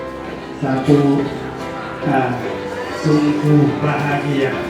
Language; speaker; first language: Indonesian; non-native, learner; Thai